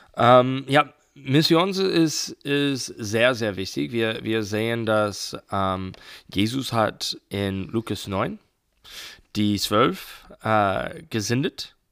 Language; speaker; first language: German; non-native, learner; English